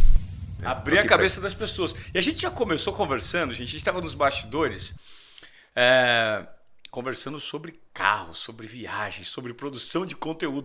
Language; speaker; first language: Portuguese; native; Portuguese